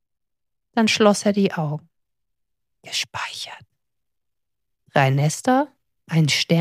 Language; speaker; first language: German; native; German